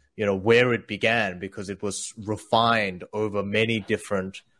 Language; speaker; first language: English; early bilingual, other home language; Korean